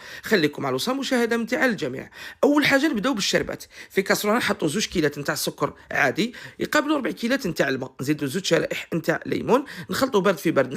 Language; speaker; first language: Arabic; native; Arabic